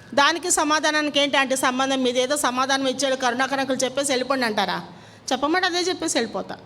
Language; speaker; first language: Telugu; non-native, local second language; Kannada